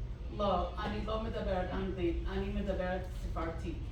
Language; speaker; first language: Hebrew; non-native, learner; English